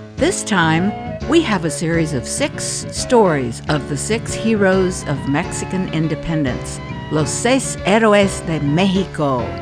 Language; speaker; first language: English; native; English